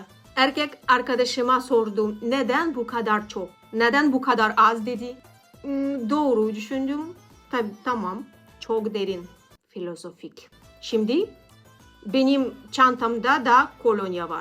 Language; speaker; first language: Turkish; non-native, learner; Russian